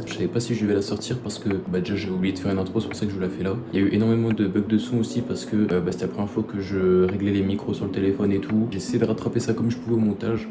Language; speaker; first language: French; native; French